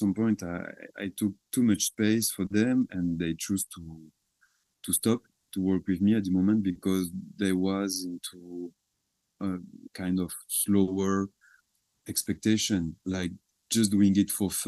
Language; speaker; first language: English; non-native, fluent; French